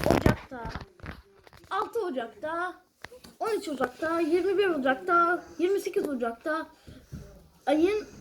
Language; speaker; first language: Turkish; non-native, fluent; Arabic